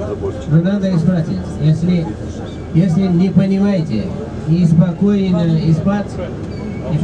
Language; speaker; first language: Russian; non-native, learner; Nepali